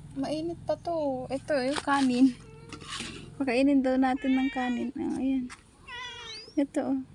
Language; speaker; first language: Filipino; non-native, local second language; Iloko